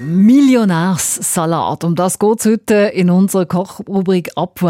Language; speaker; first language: German; native; German